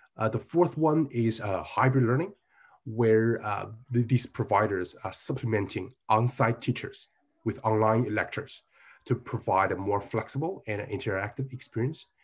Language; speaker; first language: English; non-native, fluent; Chinese